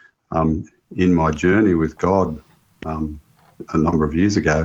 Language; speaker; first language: English; native; English